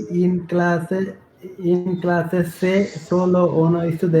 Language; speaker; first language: Italian; non-native, learner; Bangla